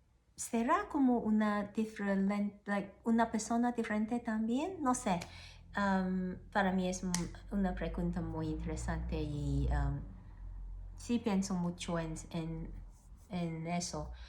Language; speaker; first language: Spanish; non-native, learner; Cantonese